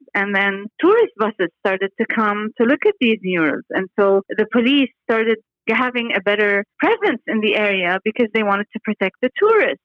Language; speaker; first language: English; non-native, fluent; Arabic